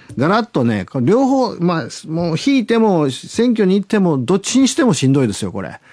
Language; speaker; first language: Japanese; native; Japanese